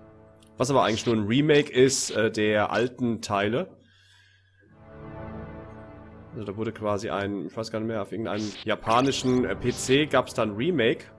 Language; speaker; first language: German; native; German